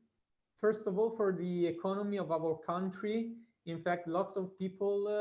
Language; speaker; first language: English; non-native, fluent; Italian